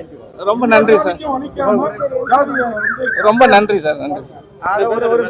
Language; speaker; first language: Tamil; native; Tamil